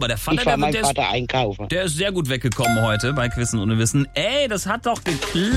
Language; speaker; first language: German; native; German